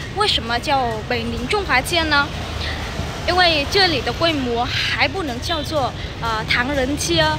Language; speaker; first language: Chinese; non-native, fluent; Vietnamese